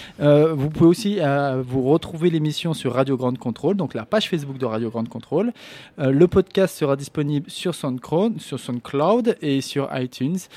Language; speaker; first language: French; native; French